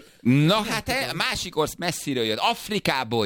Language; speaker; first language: Hungarian; native; Hungarian